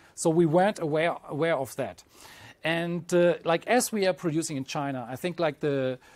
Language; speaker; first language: English; non-native, fluent; German